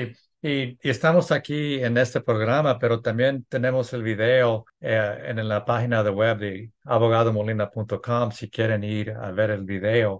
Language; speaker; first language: Spanish; early bilingual, heritage; English